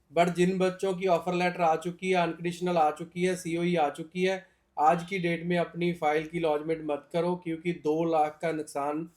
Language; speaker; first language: Hindi; non-native, local second language; Punjabi